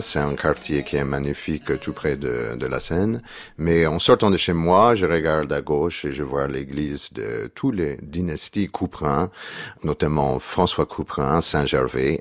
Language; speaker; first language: French; non-native, fluent; English